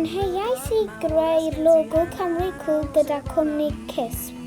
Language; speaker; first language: Welsh; non-native, local second language; English